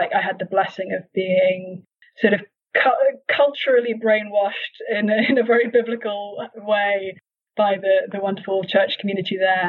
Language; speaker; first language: English; native; English